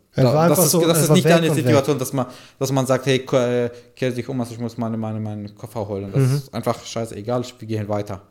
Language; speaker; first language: German; non-native, fluent; Arabic